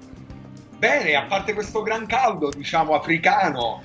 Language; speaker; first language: Italian; native; Italian